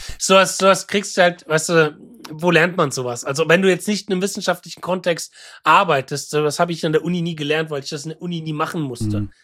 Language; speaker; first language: German; native; German